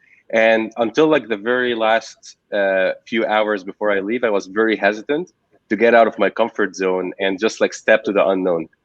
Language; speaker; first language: English; non-native, local second language; Arabic